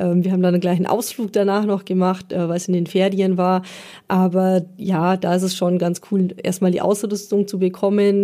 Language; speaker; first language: German; native; German